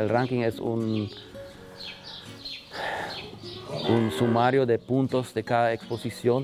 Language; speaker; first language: Spanish; non-native, local second language; German